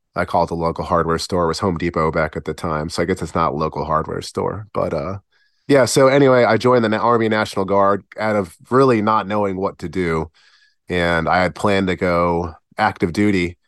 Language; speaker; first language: English; native; English